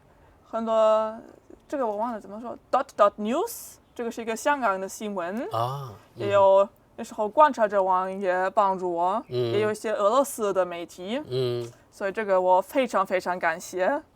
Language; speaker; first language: Chinese; non-native, fluent; German